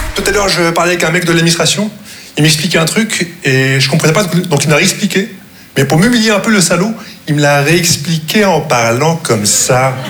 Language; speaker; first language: French; non-native, local second language; Arabic